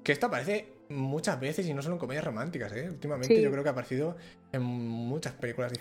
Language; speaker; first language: Spanish; native; Spanish